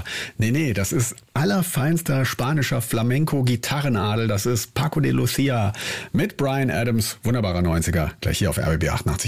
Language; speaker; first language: German; native; German